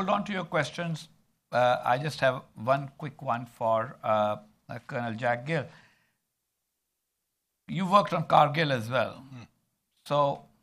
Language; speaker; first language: English; non-native, local second language; Urdu